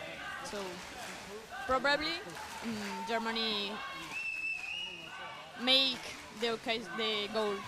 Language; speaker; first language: English; non-native, learner; Spanish